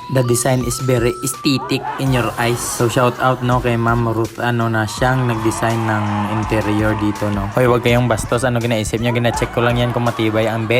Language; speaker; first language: Filipino; non-native, local second language; Cebuano